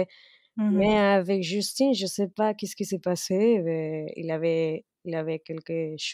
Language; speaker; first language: French; non-native, fluent; Spanish